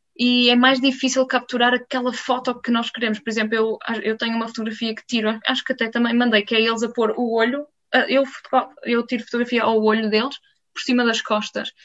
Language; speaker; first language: Portuguese; early bilingual, heritage; Portuguese